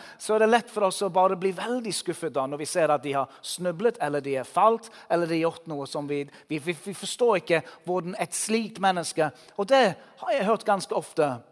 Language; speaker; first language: Norwegian; non-native, fluent; English